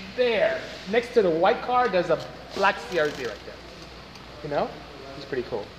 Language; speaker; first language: English; non-native, local second language; Igbo